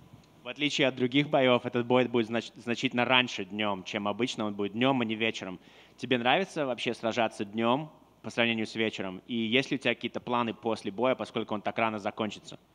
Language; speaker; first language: Russian; native; Russian